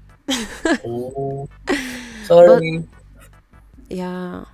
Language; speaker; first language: English; non-native, learner; Turkish